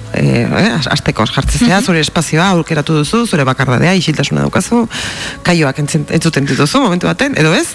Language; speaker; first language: Basque; non-native, local second language; Spanish